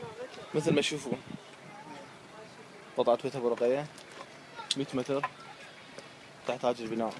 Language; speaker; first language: Arabic; native; Arabic